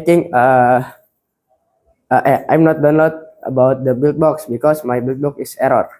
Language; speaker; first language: English; non-native, learner; Indonesian